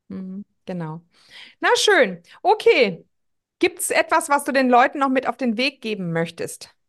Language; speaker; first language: German; native; German